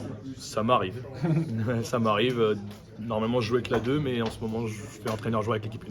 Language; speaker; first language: French; native; French